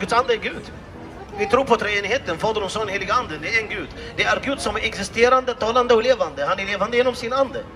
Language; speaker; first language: Swedish; non-native, fluent; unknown